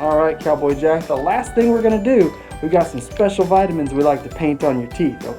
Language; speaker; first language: English; native; English